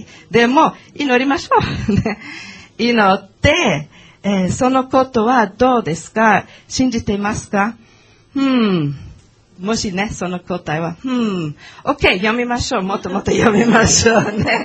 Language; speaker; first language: Japanese; non-native, learner; English